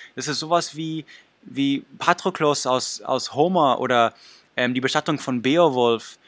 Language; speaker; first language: German; non-native, fluent; English